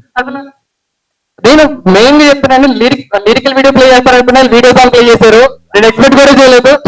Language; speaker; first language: Telugu; early bilingual, heritage; Telugu